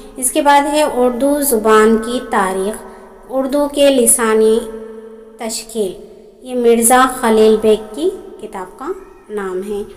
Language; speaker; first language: Urdu; native; Urdu